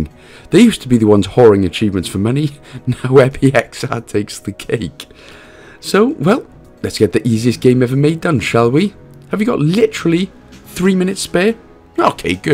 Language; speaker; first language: English; native; English